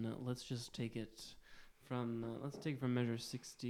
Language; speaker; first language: English; native; English